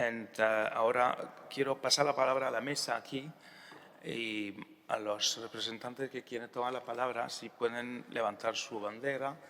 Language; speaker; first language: Spanish; non-native, fluent; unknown